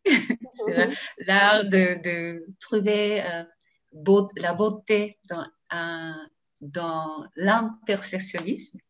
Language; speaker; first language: French; non-native, learner; Japanese